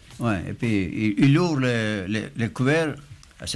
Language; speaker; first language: French; non-native, fluent; Greek